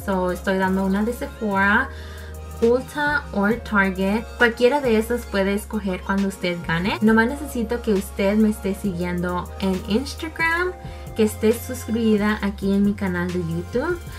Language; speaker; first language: Spanish; early bilingual, heritage; Spanish